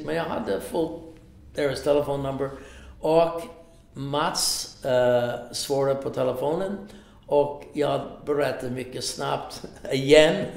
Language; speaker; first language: Swedish; non-native, fluent; English